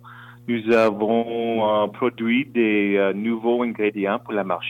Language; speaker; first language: French; non-native, local second language; English